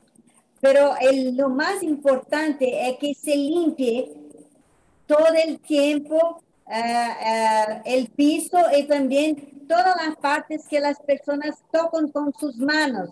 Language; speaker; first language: Spanish; non-native, fluent; Portuguese